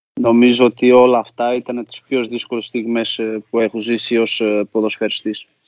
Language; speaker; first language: Greek; non-native, fluent; Portuguese